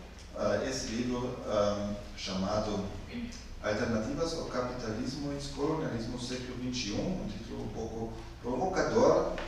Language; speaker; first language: Portuguese; non-native, fluent; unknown